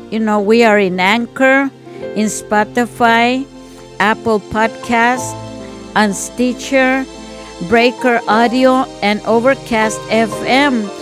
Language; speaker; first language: English; early bilingual, other home language; Spanish